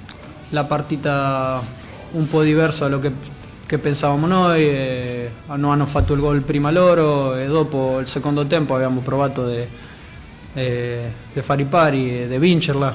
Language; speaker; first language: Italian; non-native, fluent; Spanish